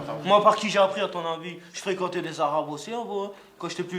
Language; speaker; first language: French; native; French